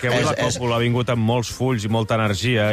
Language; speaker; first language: Catalan; native; Catalan